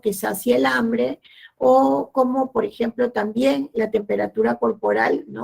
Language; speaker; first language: Spanish; native; Spanish